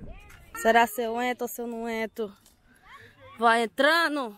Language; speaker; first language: Portuguese; native; Portuguese